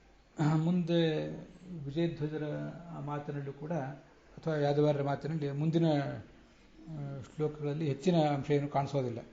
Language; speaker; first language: Kannada; native; Kannada